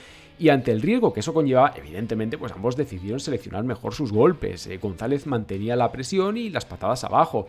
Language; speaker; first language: Spanish; native; Spanish